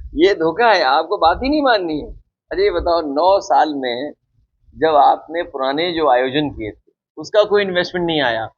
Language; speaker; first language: Hindi; native; Hindi